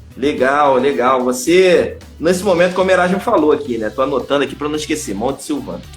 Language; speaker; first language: Portuguese; native; Portuguese